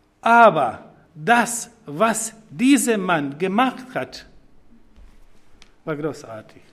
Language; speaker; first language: German; non-native, fluent; Serbian